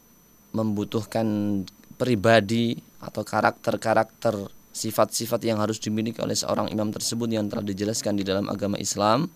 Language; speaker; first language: Indonesian; native; Indonesian